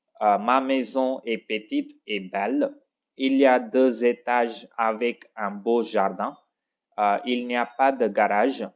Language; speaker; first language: French; non-native, fluent; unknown